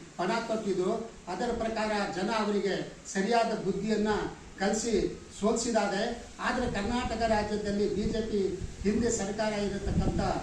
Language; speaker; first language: Kannada; non-native, local second language; Lambadi